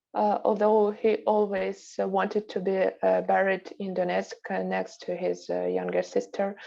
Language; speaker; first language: English; non-native, fluent; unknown